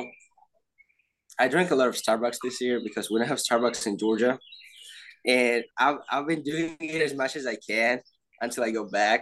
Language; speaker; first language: English; non-native, fluent; Georgian